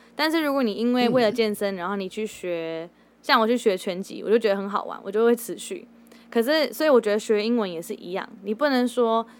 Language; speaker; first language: Chinese; early bilingual, heritage; Chinese